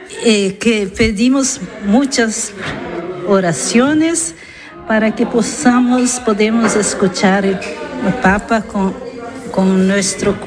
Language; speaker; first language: Spanish; non-native, learner; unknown